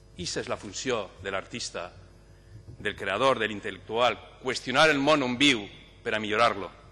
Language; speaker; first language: Catalan; non-native, local second language; Spanish